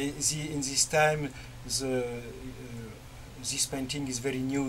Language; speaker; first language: English; non-native, learner; French